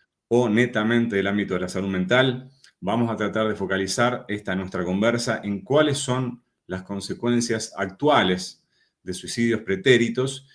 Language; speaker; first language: Spanish; native; Spanish